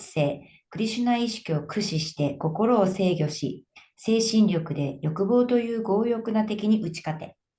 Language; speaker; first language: Japanese; native; Japanese